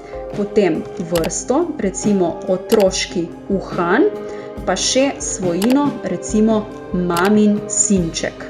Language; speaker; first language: Slovenian; native; Slovenian